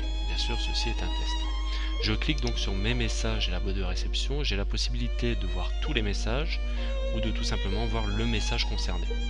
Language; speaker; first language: French; native; French